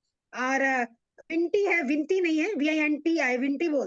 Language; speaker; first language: Hindi; native; Hindi